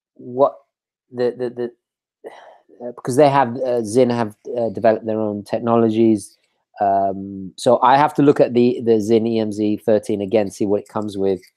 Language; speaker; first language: English; native; English